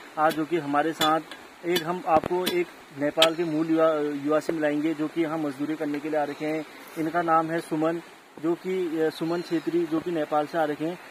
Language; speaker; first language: Hindi; native; Hindi